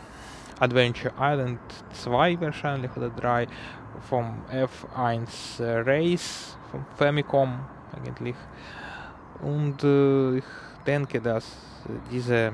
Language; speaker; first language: German; non-native, learner; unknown